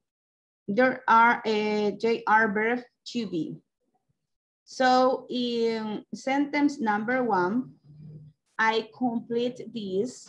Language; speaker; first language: English; non-native, local second language; Spanish